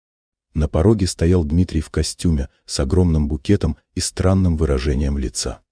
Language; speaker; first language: Russian; native; Russian